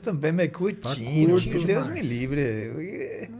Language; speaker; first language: Portuguese; non-native, fluent; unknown